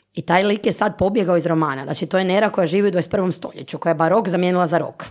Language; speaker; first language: Croatian; native; Croatian